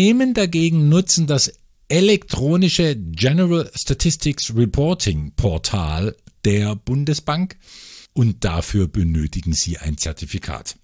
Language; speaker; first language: German; native; German